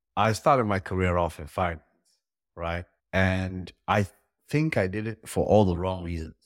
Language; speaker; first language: English; early bilingual, heritage; Dutch